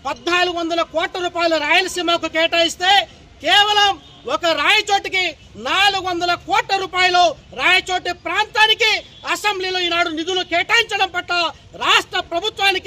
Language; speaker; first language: Telugu; native; Telugu